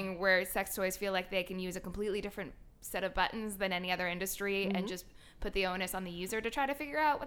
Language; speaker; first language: English; native; English